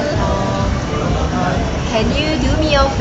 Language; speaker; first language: English; non-native, learner; Korean